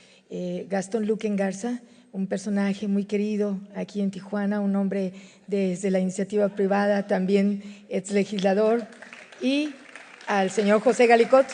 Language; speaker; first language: Spanish; native; Spanish